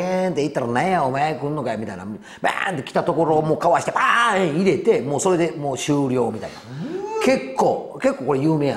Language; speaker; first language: Japanese; native; Japanese